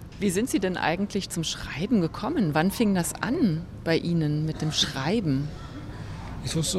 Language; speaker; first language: German; native; German